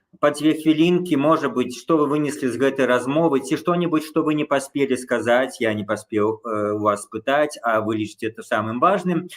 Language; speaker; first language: Belarusian; native; Belarusian